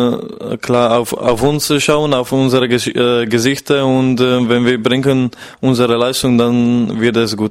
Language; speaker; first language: German; non-native, fluent; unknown